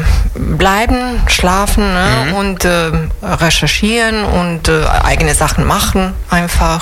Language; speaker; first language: German; non-native, fluent; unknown